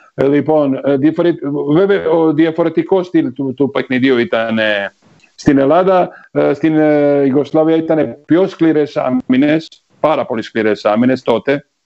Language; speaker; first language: Greek; non-native, fluent; Serbian